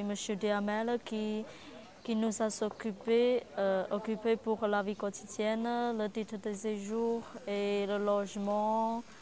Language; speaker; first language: French; non-native, learner; Chinese